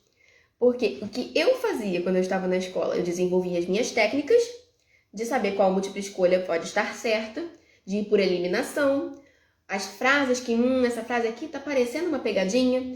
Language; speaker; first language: Portuguese; native; Portuguese